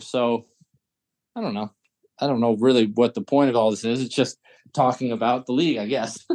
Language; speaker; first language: English; native; English